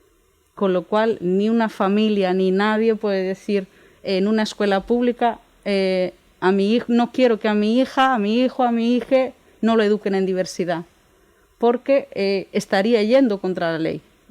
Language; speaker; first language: Spanish; native; Spanish